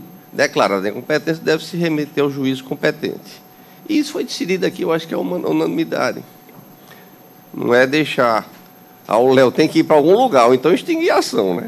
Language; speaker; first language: Portuguese; native; Portuguese